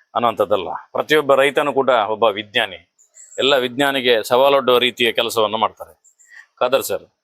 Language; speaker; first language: Kannada; native; Kannada